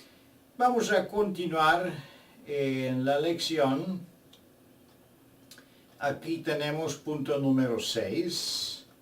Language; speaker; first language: Spanish; non-native, fluent; Bulgarian